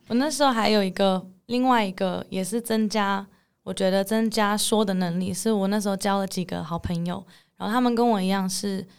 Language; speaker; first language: Chinese; early bilingual, heritage; English